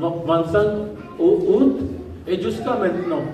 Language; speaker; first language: French; non-native, learner; Rohingya